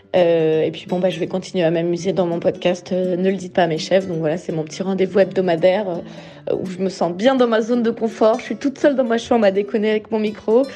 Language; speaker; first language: French; native; French